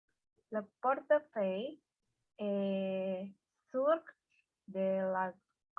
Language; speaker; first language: French; non-native, learner; Indonesian